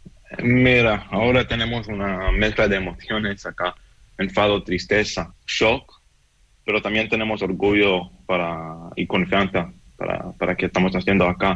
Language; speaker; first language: Spanish; non-native, fluent; Hebrew